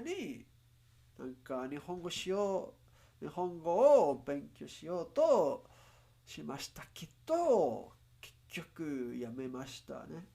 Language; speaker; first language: Japanese; non-native, learner; Spanish